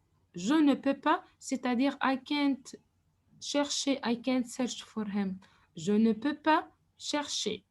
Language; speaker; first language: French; non-native, fluent; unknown